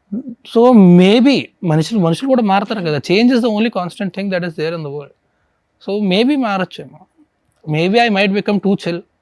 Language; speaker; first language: Telugu; native; Telugu